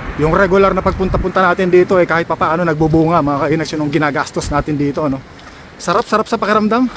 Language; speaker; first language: Filipino; native; Filipino